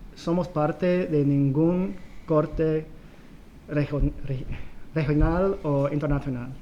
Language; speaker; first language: Spanish; non-native, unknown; English